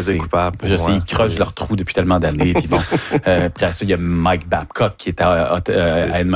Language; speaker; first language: French; native; French